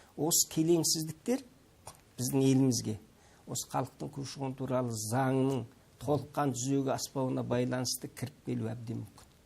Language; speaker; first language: Kazakh; early bilingual, heritage; Kazakh